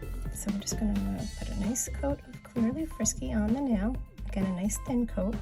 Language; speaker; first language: English; native; English